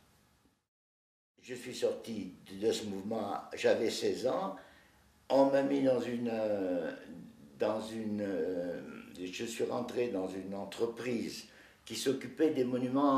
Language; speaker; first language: French; native; French